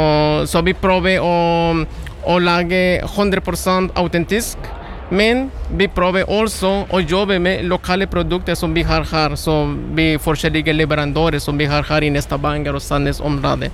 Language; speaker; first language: Norwegian; non-native, learner; Spanish